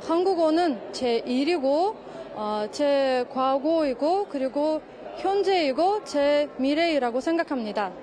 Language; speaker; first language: Korean; non-native, fluent; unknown